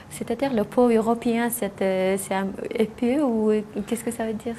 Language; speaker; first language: French; non-native, learner; Mongolian